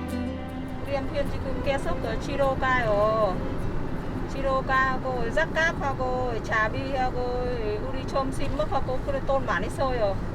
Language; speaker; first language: Korean; non-native, learner; Vietnamese